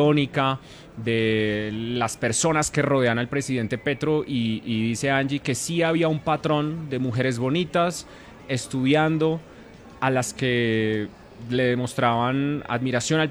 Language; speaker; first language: Spanish; native; Spanish